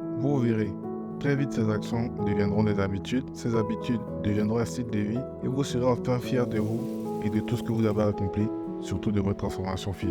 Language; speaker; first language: French; native; French